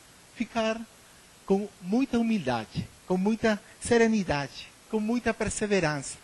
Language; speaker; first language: Portuguese; non-native, learner; Spanish